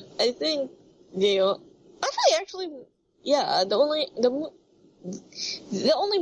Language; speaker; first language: English; non-native, local second language; Filipino